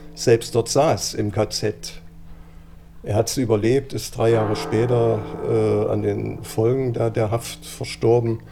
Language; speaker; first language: German; native; German